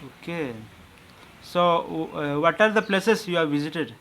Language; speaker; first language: English; non-native, learner; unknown